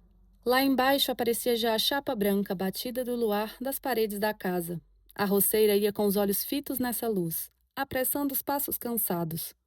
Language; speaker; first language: Portuguese; native; Portuguese